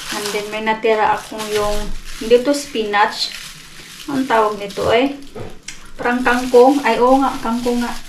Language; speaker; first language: Filipino; non-native, local second language; Cebuano